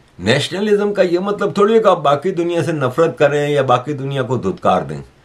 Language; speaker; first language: Urdu; native; Urdu